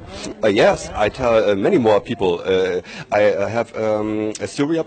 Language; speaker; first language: English; non-native, learner; German